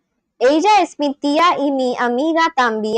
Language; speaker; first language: Spanish; non-native, learner; English